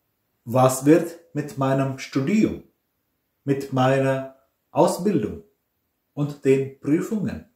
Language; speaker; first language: German; non-native, fluent; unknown